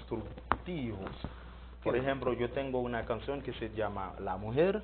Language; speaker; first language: Spanish; non-native, learner; Haitian Creole